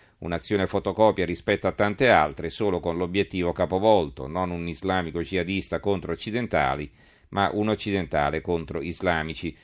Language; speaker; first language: Italian; native; Italian